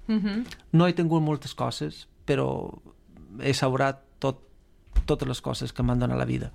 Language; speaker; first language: Catalan; non-native, fluent; Romanian